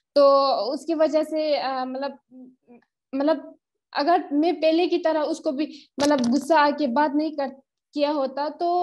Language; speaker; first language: Hindi; native; Hindi